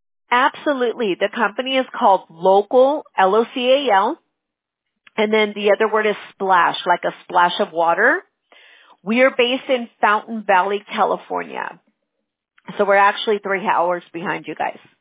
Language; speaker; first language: English; early bilingual, other home language; Spanish